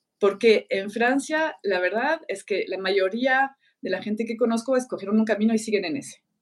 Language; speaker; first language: Spanish; non-native, fluent; French